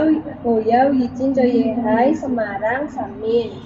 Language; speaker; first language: Cantonese; non-native, learner; Indonesian